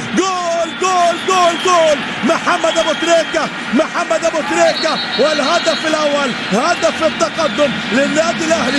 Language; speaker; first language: Arabic; native; Arabic